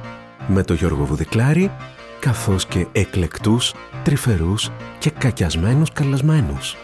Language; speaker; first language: Greek; native; Greek